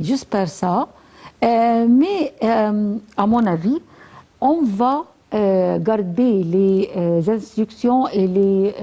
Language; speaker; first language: French; non-native, fluent; Arabic